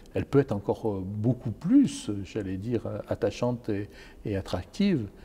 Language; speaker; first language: French; native; French